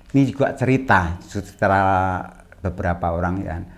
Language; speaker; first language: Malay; non-native, local second language; Javanese